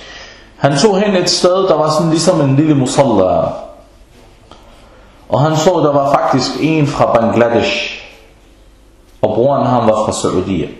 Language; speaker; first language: Danish; early bilingual, other home language; Arabic